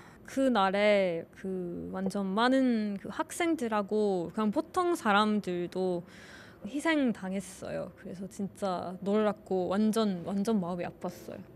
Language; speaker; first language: Korean; non-native, learner; Finnish